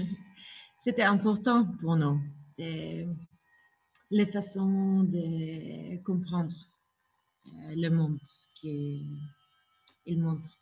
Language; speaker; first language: French; non-native, fluent; Norwegian